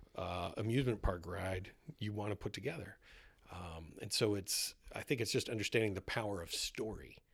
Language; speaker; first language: English; native; English